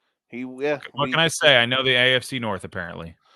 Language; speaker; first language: English; native; English